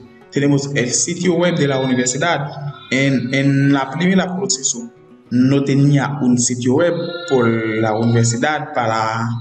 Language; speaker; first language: Spanish; non-native, learner; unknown